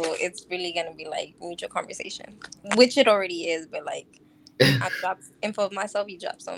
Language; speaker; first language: English; native; English